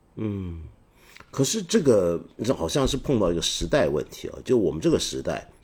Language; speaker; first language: Chinese; non-native, local second language; Cantonese